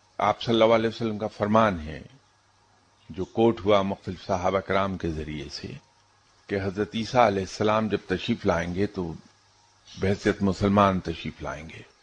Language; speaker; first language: Urdu; non-native, local second language; Punjabi